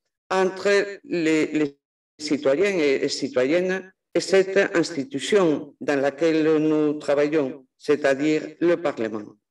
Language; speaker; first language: French; non-native, fluent; Spanish